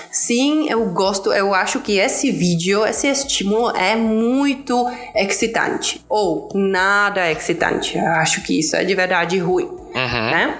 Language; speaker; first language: Portuguese; non-native, fluent; Czech